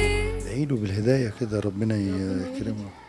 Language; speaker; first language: Arabic; native; Arabic